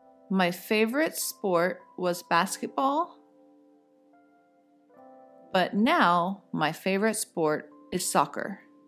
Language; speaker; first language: English; native; English